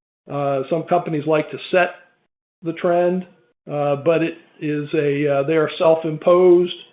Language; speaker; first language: English; native; English